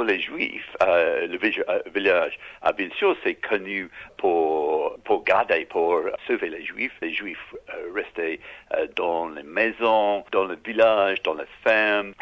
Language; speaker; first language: French; non-native, learner; English